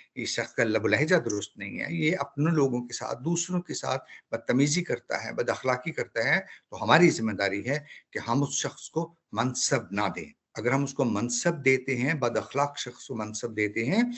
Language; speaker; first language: Urdu; native; Urdu